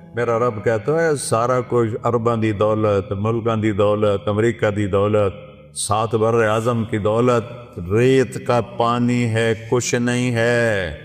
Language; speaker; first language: Urdu; non-native, local second language; Punjabi